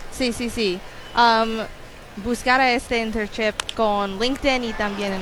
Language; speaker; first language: Spanish; non-native, learner; English